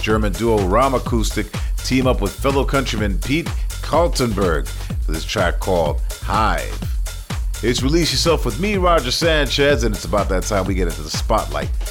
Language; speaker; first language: English; native; English